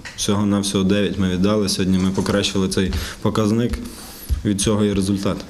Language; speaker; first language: Ukrainian; non-native, local second language; Russian